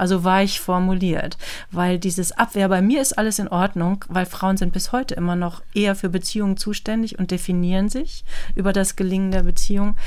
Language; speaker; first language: German; native; German